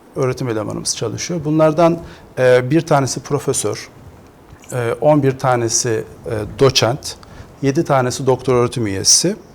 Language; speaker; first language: Turkish; native; Turkish